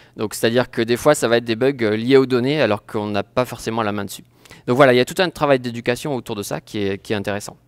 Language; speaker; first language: French; native; French